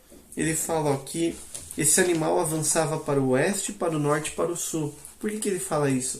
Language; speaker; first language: Portuguese; native; Portuguese